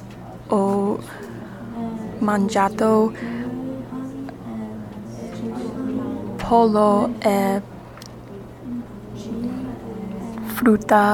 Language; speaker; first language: Italian; non-native, learner; English